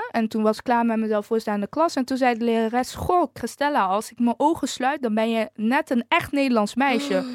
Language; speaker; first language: Dutch; early bilingual, other home language; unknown